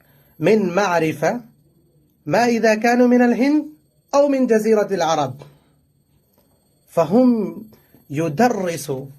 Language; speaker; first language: Arabic; non-native, learner; Tamil